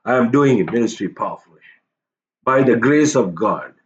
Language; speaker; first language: English; non-native, local second language; Tamil